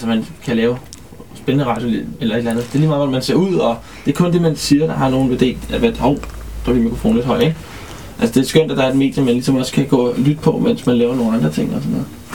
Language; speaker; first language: Danish; native; Danish